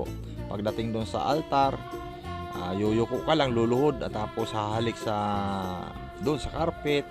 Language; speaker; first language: Filipino; native; Filipino